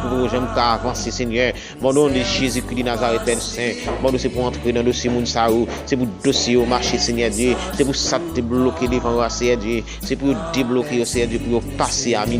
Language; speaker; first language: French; non-native, local second language; Haitian Creole